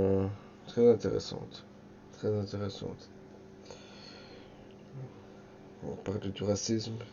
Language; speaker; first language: French; native; French